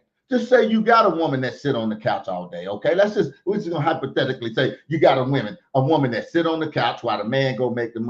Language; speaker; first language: English; native; English